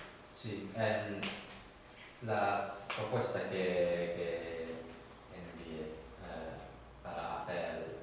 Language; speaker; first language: Spanish; non-native, fluent; English